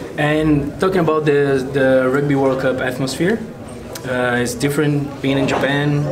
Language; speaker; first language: English; non-native, fluent; Portuguese